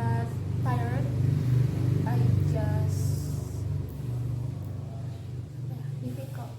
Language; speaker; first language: English; non-native, learner; Indonesian